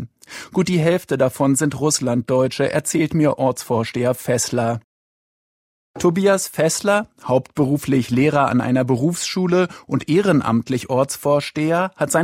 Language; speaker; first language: German; native; German